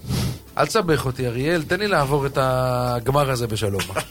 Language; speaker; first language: Hebrew; native; Hebrew